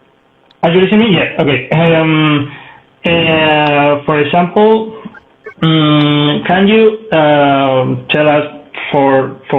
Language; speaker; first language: English; non-native, learner; Spanish